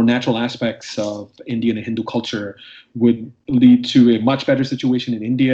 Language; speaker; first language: English; non-native, local second language; Hindi